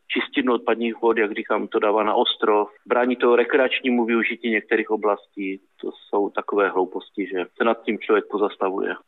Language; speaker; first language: Czech; native; Czech